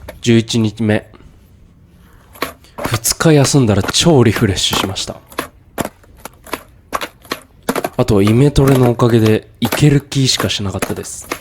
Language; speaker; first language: Japanese; native; Japanese